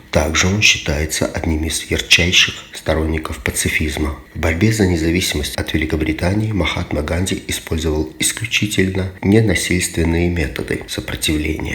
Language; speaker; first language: Russian; native; Russian